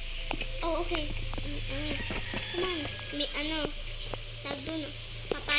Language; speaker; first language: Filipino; native; Filipino